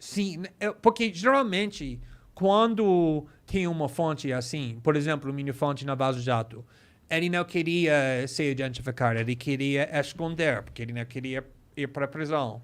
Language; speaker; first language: Portuguese; non-native, fluent; English